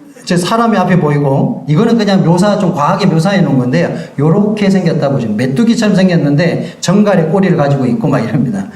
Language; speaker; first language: Korean; native; Korean